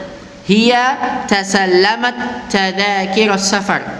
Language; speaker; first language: Arabic; non-native, fluent; Indonesian